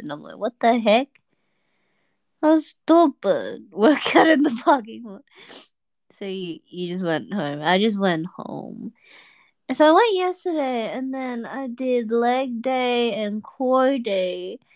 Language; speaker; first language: English; native; English